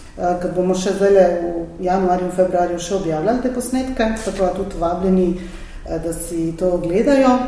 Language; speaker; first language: Slovenian; native; Slovenian